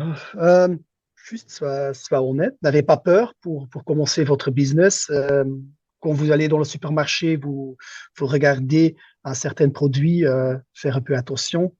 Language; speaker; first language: French; non-native, local second language; Dutch